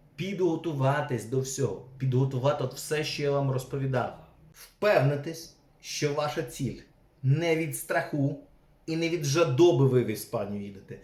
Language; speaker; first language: Ukrainian; non-native, local second language; Russian